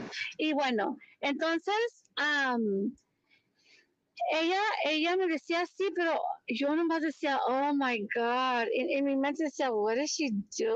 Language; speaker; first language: Spanish; early bilingual, heritage; Spanish